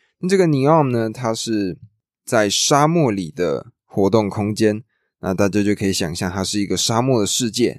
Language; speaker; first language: Chinese; native; Chinese